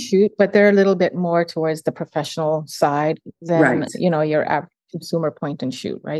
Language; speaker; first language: English; early bilingual, other home language; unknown